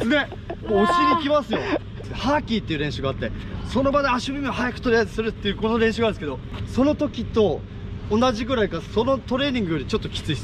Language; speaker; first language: Japanese; native; Japanese